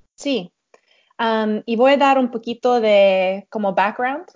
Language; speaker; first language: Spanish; non-native, learner; English